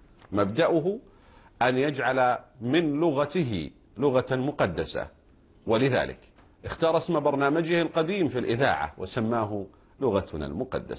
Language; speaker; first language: Arabic; native; Arabic